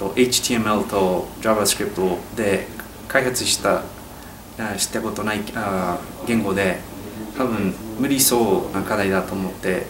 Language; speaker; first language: Japanese; non-native, learner; English